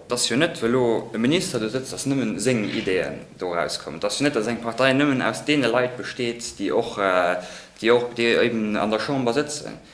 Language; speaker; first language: Luxembourgish; native; Luxembourgish